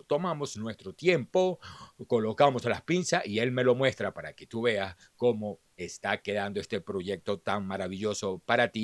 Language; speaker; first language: Spanish; native; Spanish